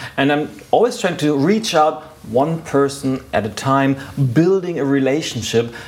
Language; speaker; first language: English; non-native, fluent; German